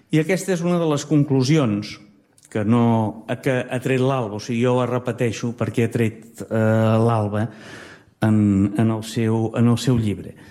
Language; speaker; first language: Catalan; native; Catalan